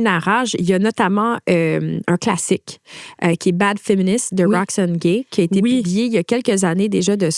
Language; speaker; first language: French; native; French